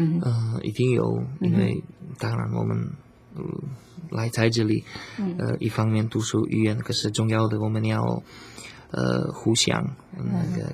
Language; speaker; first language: Chinese; non-native, learner; Slovak